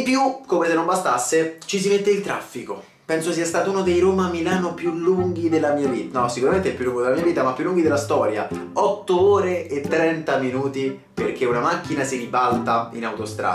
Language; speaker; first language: Italian; native; Italian